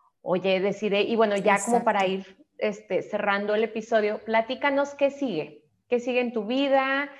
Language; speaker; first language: Spanish; native; Spanish